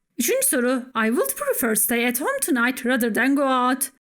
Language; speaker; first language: English; non-native, fluent; Turkish